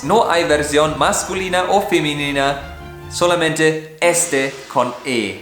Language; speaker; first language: Spanish; non-native, fluent; German